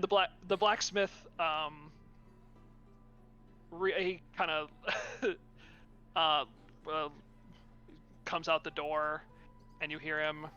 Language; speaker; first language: English; native; English